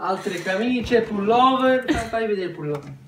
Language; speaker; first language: Italian; early bilingual, heritage; Italian